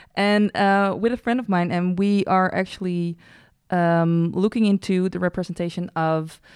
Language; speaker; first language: English; non-native, fluent; Dutch